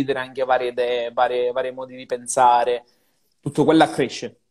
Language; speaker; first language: Italian; native; Italian